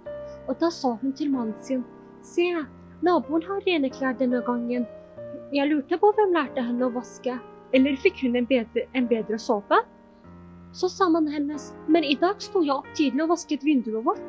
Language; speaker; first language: Norwegian; non-native, fluent; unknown